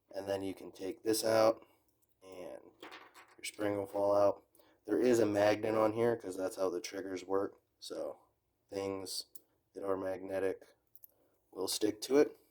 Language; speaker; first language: English; native; English